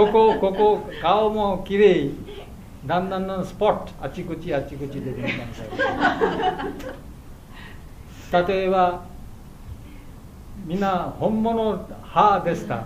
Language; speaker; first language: Japanese; non-native, learner; Bangla